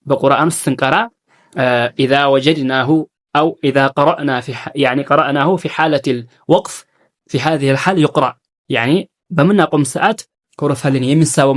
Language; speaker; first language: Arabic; non-native, fluent; Amharic